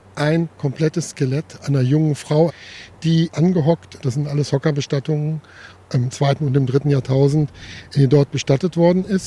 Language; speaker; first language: German; native; German